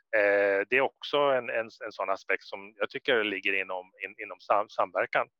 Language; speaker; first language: Swedish; native; Swedish